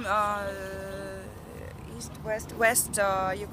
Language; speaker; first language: English; non-native, learner; Russian